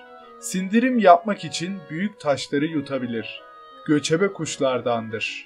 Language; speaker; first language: Turkish; native; Turkish